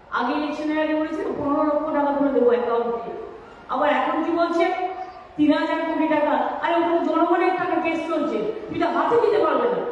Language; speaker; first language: Bangla; native; Bangla